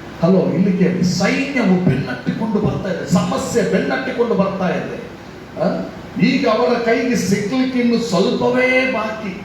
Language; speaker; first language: Kannada; non-native, local second language; Tulu